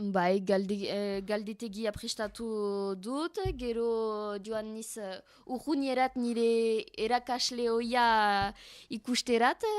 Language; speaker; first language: Basque; non-native, learner; French